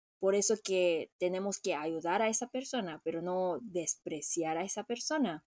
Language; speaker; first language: Spanish; non-native, fluent; Korean